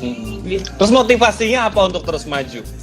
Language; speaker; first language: Indonesian; native; Indonesian